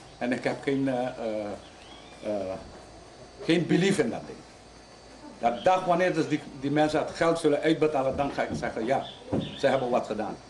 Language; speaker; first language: Dutch; native; Dutch